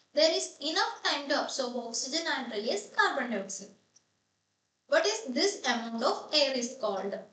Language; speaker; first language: English; non-native, local second language; Malayalam